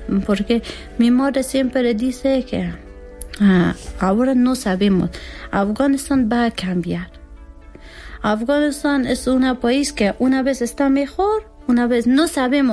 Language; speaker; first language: Spanish; non-native, learner; Persian